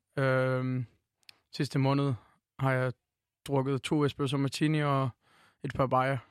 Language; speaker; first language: Danish; early bilingual, other home language; Turkish